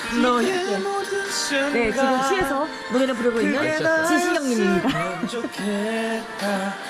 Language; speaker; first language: Korean; native; Korean